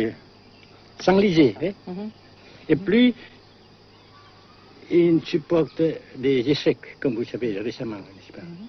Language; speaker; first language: French; non-native, local second language; Vietnamese